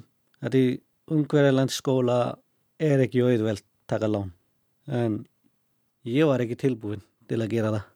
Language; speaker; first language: Icelandic; non-native, learner; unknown